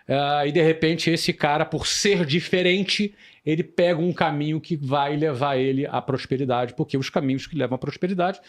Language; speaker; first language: Portuguese; native; Portuguese